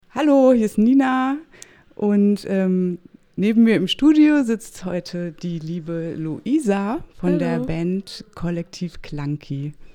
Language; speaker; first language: German; native; German